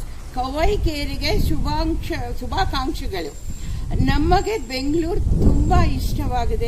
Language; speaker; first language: Kannada; non-native, learner; Hindi